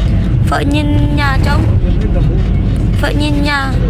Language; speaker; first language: Vietnamese; non-native, learner; Indonesian